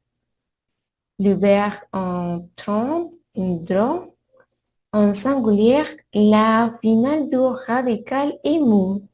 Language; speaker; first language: French; non-native, learner; Spanish